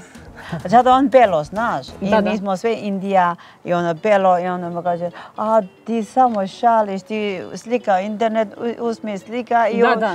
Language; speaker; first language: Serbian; non-native, learner; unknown